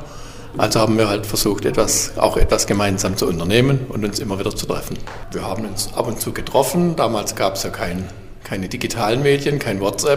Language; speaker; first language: German; native; German